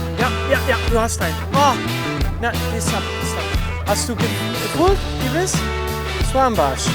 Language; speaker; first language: German; non-native, learner; Dutch